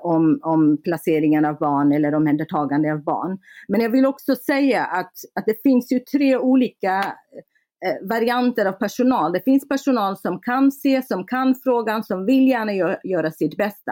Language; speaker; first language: Swedish; non-native, fluent; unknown